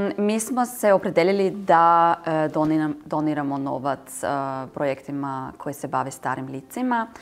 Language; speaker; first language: Serbian; non-native, fluent; German